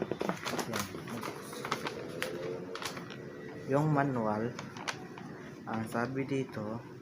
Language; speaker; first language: Filipino; non-native, local second language; Cebuano